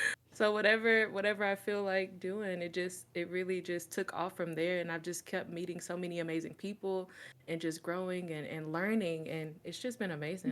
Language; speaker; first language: English; native; English